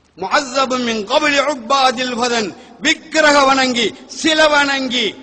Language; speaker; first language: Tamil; native; Tamil